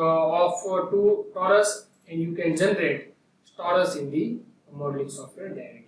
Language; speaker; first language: English; non-native, local second language; Gujarati